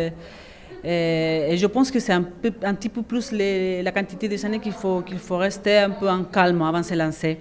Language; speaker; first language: French; non-native, fluent; Spanish